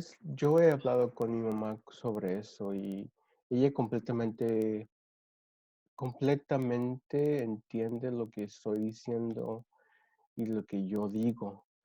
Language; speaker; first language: Spanish; early bilingual, other home language; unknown